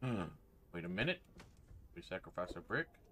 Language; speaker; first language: English; native; English